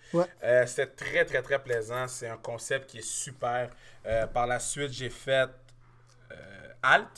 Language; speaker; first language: French; native; French